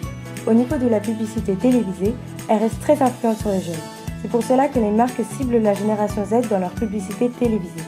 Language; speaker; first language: French; native; French